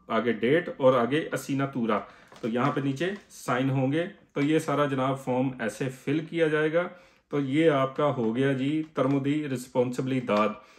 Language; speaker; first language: Urdu; native; Urdu